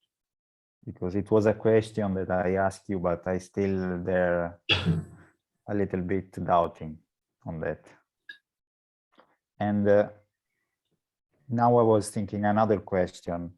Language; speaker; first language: English; non-native, learner; Italian